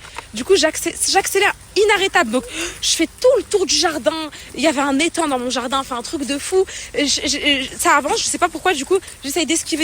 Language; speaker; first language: French; native; French